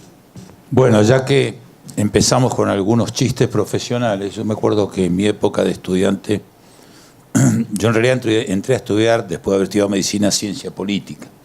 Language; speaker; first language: Spanish; native; Spanish